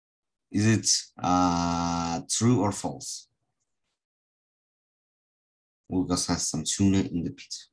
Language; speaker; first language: English; non-native, fluent; Russian